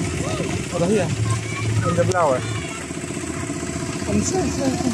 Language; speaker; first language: German; non-native, learner; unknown